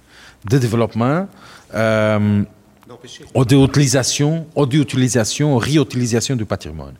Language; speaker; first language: French; non-native, learner; Portuguese